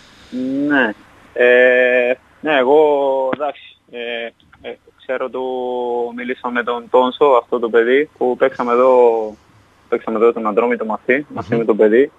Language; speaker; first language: Greek; non-native, fluent; Spanish